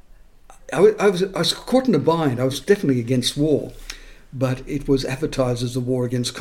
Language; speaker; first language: English; non-native, local second language; Estonian